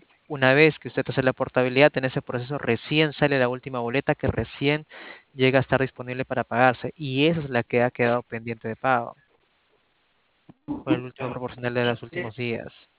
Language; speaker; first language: Spanish; native; Spanish